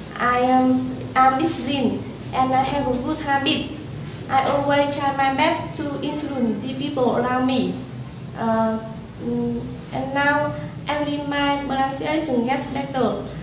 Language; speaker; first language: English; non-native, learner; Vietnamese